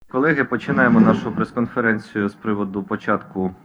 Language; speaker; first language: Ukrainian; native; Ukrainian